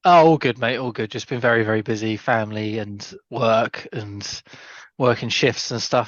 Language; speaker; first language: English; native; English